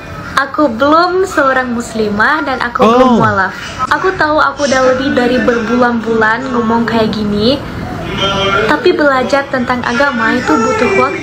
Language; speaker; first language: Indonesian; non-native, fluent; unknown